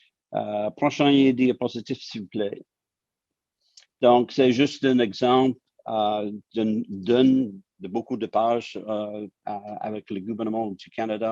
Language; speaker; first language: French; non-native, local second language; English